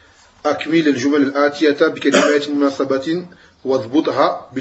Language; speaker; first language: Arabic; non-native, fluent; French